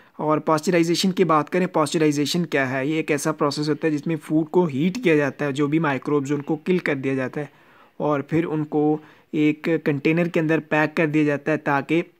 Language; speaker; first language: Urdu; non-native, local second language; Punjabi